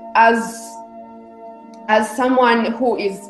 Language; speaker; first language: English; non-native, local second language; Kinyarwanda